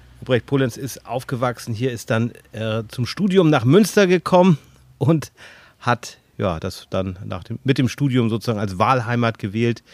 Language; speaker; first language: German; native; German